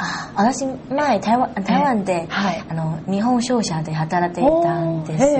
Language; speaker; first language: Japanese; non-native, learner; Chinese